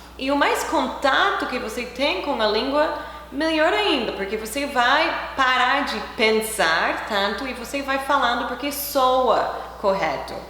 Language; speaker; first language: Portuguese; non-native, fluent; English